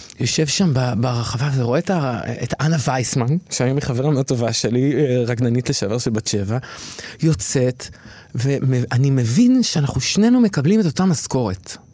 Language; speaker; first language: Hebrew; native; Hebrew